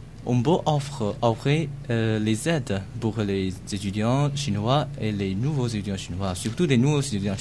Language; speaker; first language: French; non-native, learner; Chinese